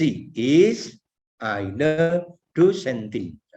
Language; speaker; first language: German; non-native, learner; Indonesian